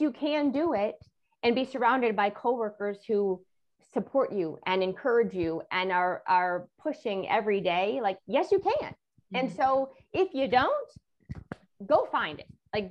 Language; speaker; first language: English; native; English